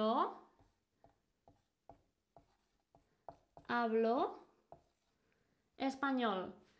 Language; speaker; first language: Spanish; non-native, fluent; Indonesian